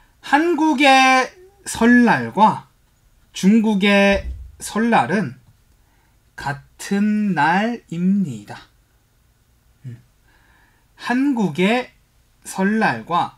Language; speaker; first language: Korean; non-native, fluent; Chinese